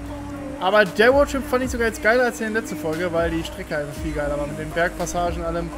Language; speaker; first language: German; native; German